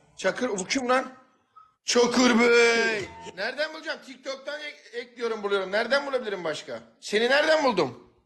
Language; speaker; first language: Turkish; native; Turkish